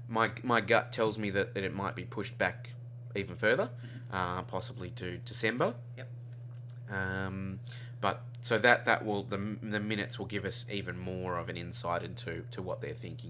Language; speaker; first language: English; native; English